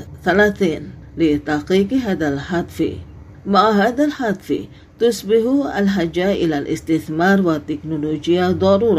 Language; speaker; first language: Arabic; non-native, fluent; Indonesian